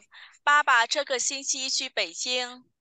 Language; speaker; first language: Chinese; non-native, fluent; Vietnamese